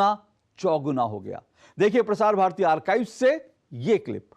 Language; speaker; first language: Hindi; native; Hindi